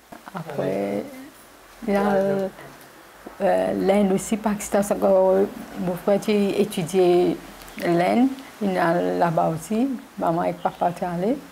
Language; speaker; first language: French; non-native, learner; Morisyen